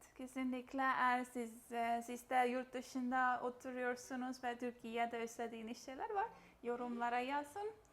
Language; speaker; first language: Turkish; non-native, fluent; Estonian